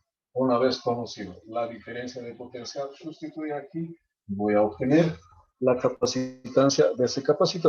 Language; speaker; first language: Spanish; native; Spanish